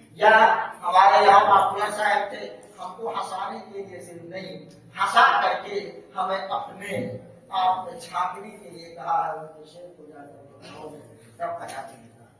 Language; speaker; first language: Urdu; native; Urdu